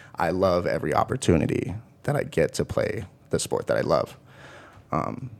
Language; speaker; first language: English; native; English